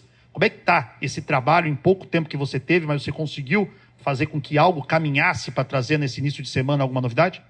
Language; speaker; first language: Portuguese; native; Portuguese